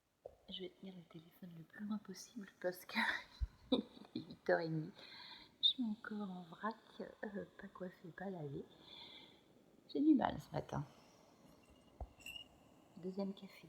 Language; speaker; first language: French; native; French